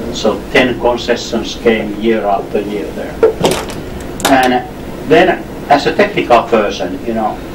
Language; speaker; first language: English; non-native, fluent; Finnish